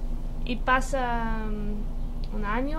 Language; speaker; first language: Spanish; non-native, learner; English